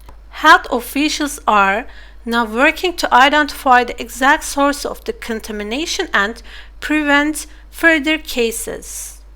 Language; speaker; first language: English; non-native, fluent; Turkish